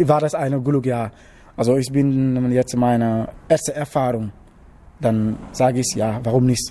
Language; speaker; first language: German; non-native, learner; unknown